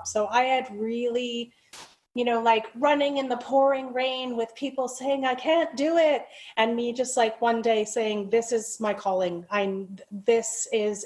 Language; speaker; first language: English; native; English